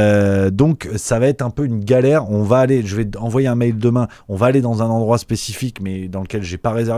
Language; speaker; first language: French; native; French